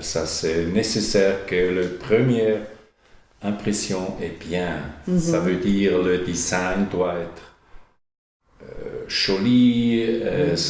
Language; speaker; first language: French; non-native, learner; German